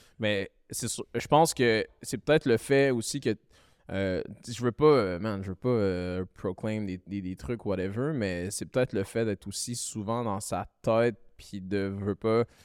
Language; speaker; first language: French; early bilingual, other home language; Malagasy